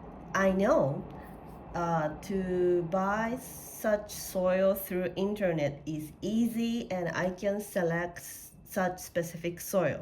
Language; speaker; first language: English; non-native, learner; Japanese